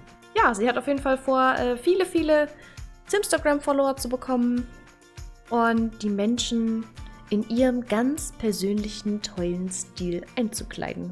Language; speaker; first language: German; native; German